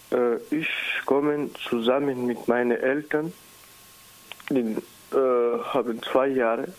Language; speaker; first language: German; non-native, learner; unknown